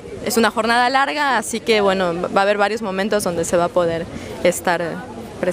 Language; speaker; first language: Spanish; native; Spanish